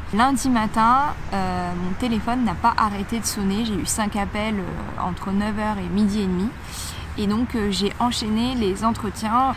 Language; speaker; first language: French; native; French